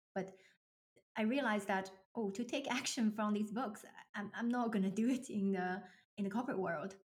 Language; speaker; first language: English; non-native, fluent; Chinese